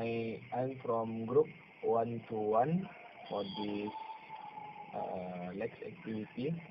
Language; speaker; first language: English; non-native, local second language; Malay